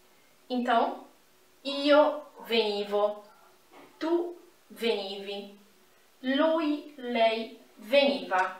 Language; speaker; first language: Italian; non-native, fluent; Portuguese